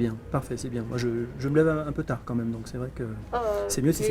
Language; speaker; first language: French; native; French